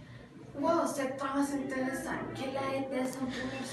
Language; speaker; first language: French; non-native, learner; Spanish